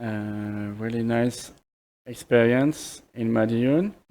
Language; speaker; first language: English; non-native, fluent; French